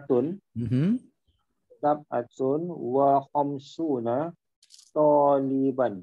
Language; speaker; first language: Arabic; non-native, learner; Malay